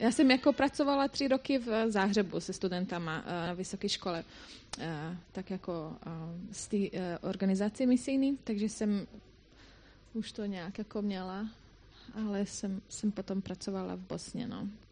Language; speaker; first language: Czech; non-native, fluent; Croatian